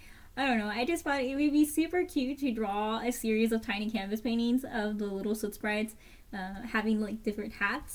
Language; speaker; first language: English; native; English